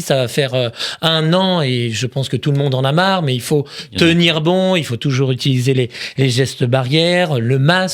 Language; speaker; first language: French; native; French